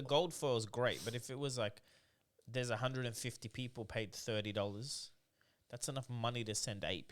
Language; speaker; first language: English; native; English